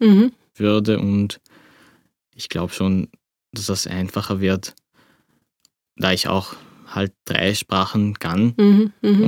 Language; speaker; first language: German; non-native, fluent; Arabic